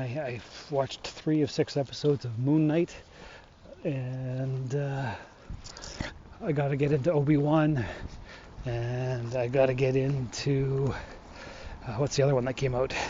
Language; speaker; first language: English; native; English